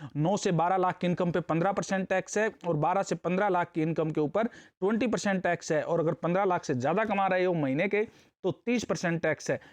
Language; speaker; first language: Hindi; native; Hindi